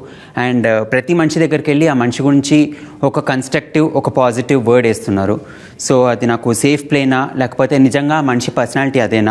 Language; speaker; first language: Telugu; native; Telugu